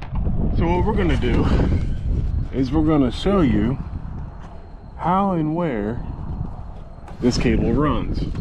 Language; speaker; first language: English; native; English